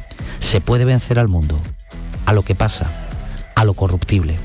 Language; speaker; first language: Spanish; native; Spanish